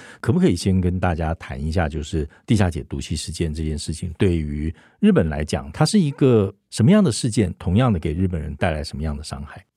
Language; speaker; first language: Chinese; native; Chinese